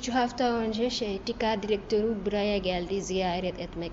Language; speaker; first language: Turkish; non-native, learner; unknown